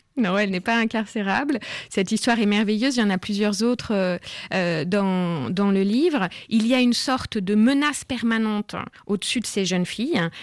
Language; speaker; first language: French; native; French